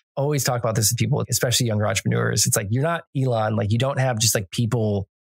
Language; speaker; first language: English; native; English